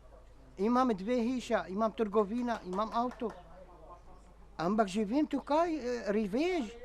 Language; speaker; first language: Slovenian; non-native, learner; Arabic